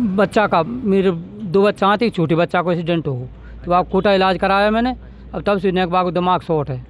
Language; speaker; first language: Hindi; native; Hindi